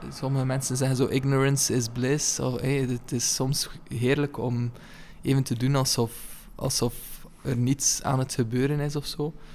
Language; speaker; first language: Dutch; native; Dutch